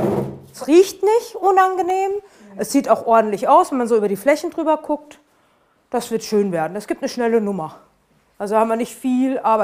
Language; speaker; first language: German; native; German